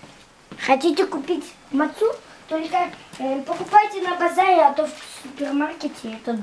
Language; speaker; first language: Russian; early bilingual, heritage; Russian